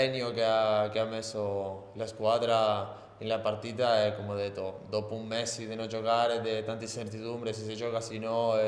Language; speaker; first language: Italian; non-native, learner; Spanish